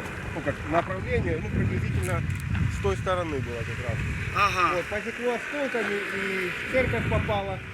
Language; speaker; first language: Russian; native; Russian